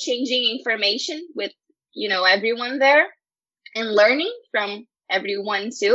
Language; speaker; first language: English; non-native, fluent; Portuguese